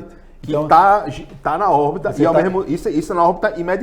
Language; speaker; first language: Portuguese; native; Portuguese